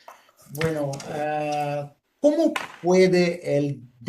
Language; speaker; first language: Spanish; non-native, fluent; Portuguese